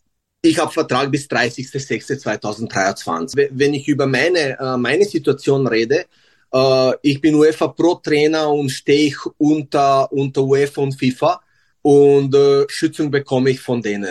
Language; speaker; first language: German; non-native, learner; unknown